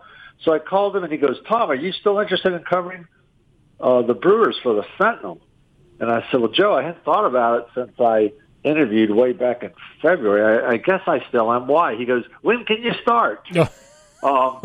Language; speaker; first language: English; native; English